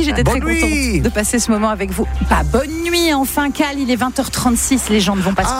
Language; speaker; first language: French; native; French